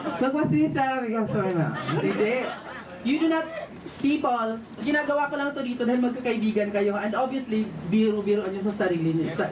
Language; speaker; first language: Filipino; non-native, local second language; Waray